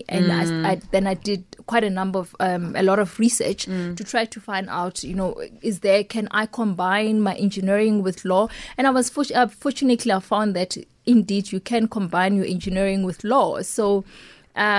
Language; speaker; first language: English; non-native, local second language; Northern Sotho